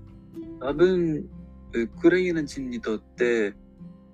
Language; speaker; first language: Japanese; non-native, learner; Ukrainian